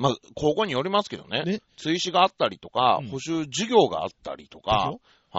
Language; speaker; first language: Japanese; native; Japanese